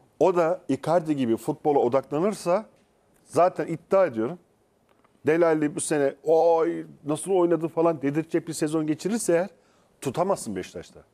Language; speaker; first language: Turkish; native; Turkish